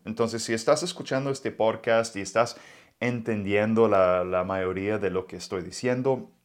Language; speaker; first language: Spanish; non-native, fluent; English